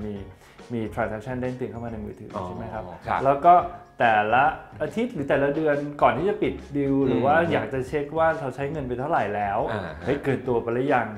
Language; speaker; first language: Thai; native; Thai